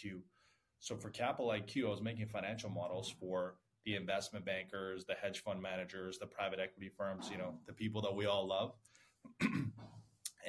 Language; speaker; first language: English; early bilingual, other home language; Persian